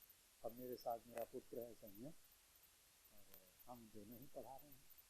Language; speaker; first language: Hindi; native; Hindi